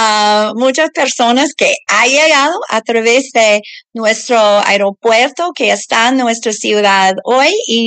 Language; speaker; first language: Spanish; early bilingual, other home language; English